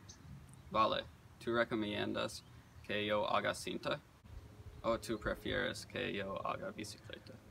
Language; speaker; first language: Spanish; non-native, learner; English